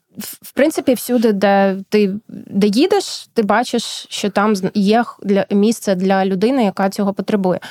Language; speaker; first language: Ukrainian; early bilingual, heritage; Ukrainian